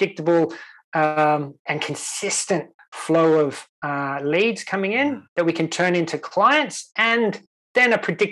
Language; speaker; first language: English; native; English